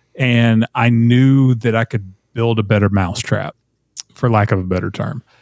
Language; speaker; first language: English; native; English